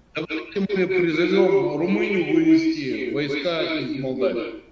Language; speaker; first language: Russian; native; Russian